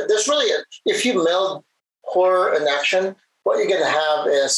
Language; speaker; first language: English; non-native, local second language; Hiligaynon